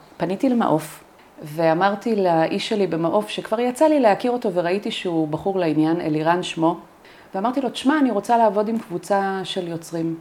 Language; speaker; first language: Hebrew; native; Hebrew